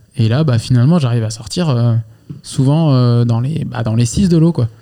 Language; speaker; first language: French; native; French